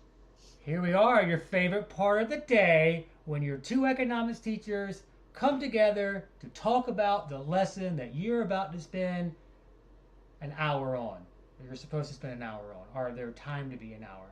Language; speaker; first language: English; native; English